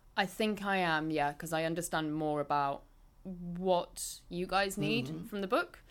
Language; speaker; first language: English; native; English